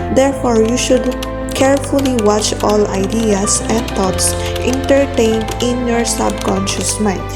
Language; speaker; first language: English; non-native, local second language; Filipino